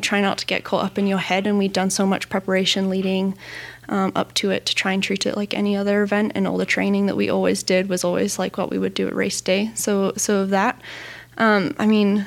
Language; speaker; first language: English; native; English